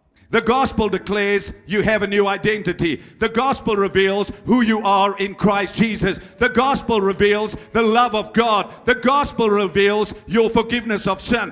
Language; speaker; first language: English; non-native, local second language; Afrikaans